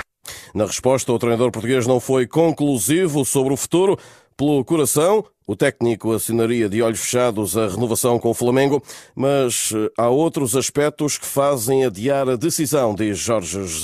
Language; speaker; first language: Portuguese; native; Portuguese